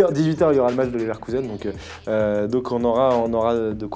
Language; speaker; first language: French; native; French